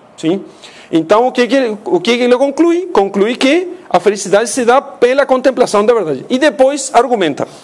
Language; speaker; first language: Portuguese; non-native, fluent; Spanish